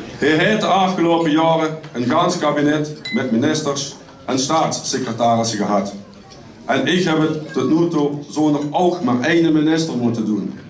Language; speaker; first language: Dutch; native; Dutch